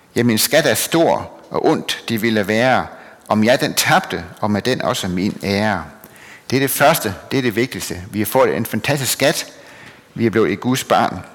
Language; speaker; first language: Danish; native; Danish